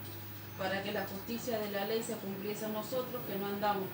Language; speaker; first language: Spanish; native; Spanish